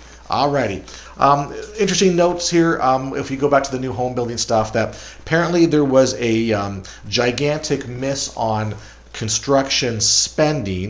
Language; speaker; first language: English; native; English